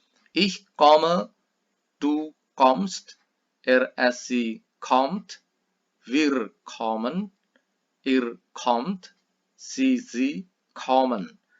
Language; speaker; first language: German; non-native, fluent; Indonesian